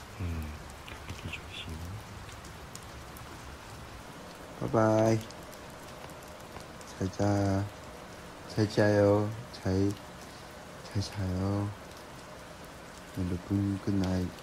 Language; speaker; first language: Korean; non-native, learner; Chinese